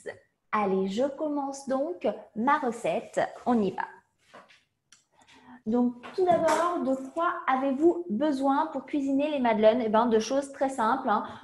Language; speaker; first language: French; native; French